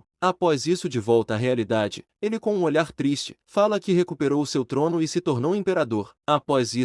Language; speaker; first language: Portuguese; native; Portuguese